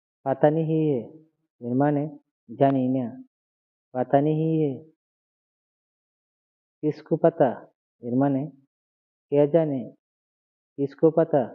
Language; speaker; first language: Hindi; non-native, learner; Bangla